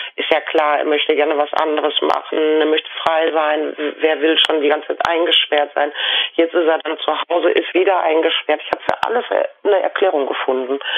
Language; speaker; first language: German; native; German